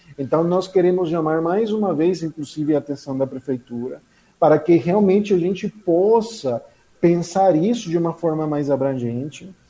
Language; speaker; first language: Portuguese; non-native, fluent; Spanish